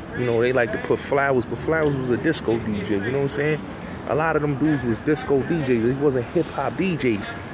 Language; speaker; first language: English; native; English